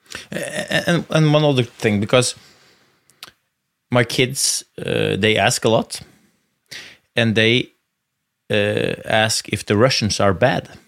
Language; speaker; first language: English; non-native, fluent; Norwegian